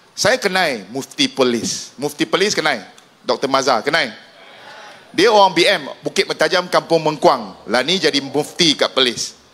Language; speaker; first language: Malay; non-native, local second language; Min Nan Chinese